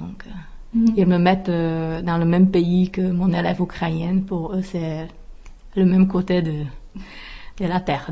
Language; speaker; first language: French; non-native, fluent; Czech